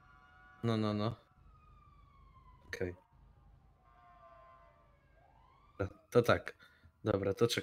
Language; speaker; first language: Polish; native; Polish